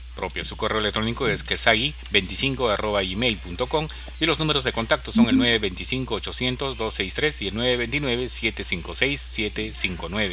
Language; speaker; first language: Spanish; native; Spanish